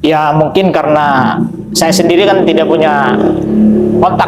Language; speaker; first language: Malay; native; Malay